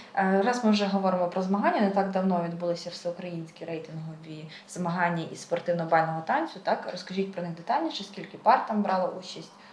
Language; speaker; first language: Ukrainian; native; Ukrainian